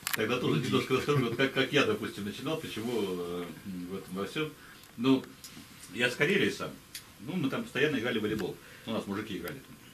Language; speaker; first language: Russian; native; Russian